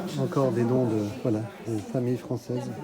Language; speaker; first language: French; native; French